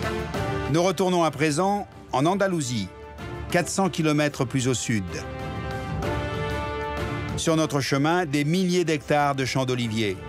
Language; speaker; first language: French; native; French